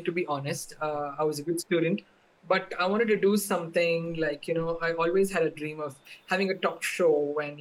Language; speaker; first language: English; non-native, local second language; Tamil